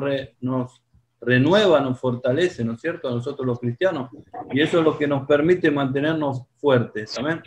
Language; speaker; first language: Spanish; non-native, fluent; Portuguese